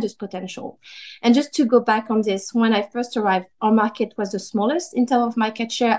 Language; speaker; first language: English; non-native, fluent; French